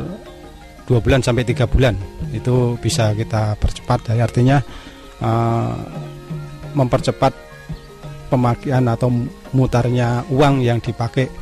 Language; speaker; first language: Indonesian; non-native, local second language; Javanese